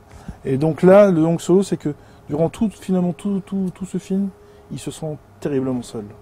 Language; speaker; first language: French; native; French